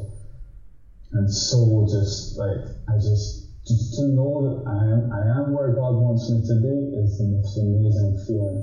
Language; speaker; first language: English; native; English